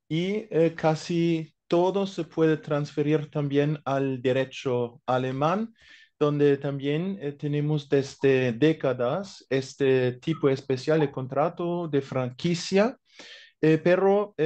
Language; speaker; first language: Spanish; non-native, fluent; German